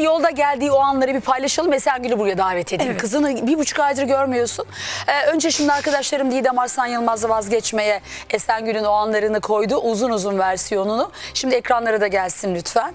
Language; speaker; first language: Turkish; native; Turkish